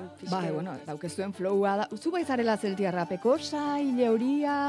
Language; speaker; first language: Basque; native; Basque